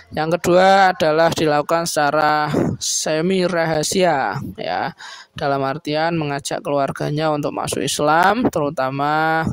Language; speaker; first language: Indonesian; native; Indonesian